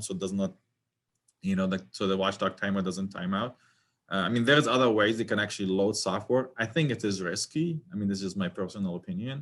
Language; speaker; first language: English; non-native, fluent; Arabic